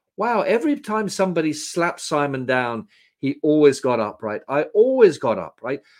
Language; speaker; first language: English; native; English